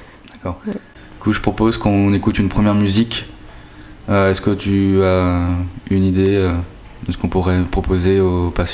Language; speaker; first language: French; native; French